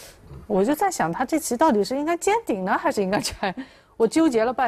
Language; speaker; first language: Chinese; native; Chinese